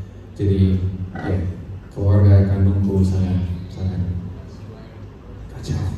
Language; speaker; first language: Indonesian; non-native, fluent; English